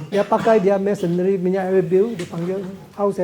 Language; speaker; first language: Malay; non-native, local second language; Cantonese